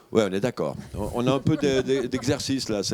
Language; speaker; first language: French; native; French